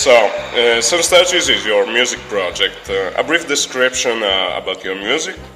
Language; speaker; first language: English; non-native, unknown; Italian